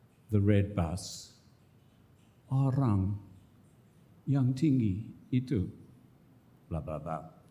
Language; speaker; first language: Indonesian; non-native, fluent; English